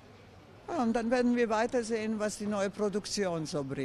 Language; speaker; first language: German; non-native, fluent; Croatian